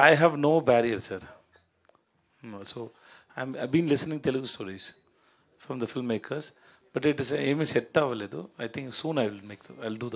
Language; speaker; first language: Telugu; non-native, learner; Tamil